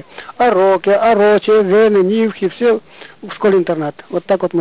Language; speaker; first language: Russian; non-native, local second language; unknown